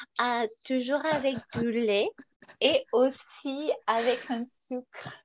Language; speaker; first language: French; non-native, fluent; English